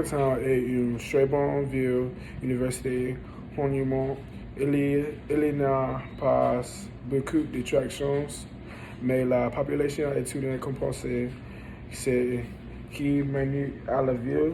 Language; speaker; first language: French; non-native, learner; English